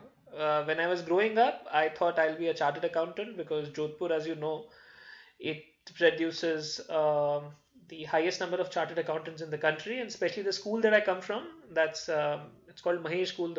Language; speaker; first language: English; non-native, local second language; Hindi